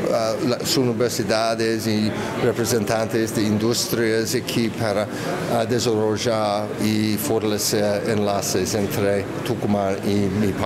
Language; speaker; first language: Spanish; non-native, fluent; English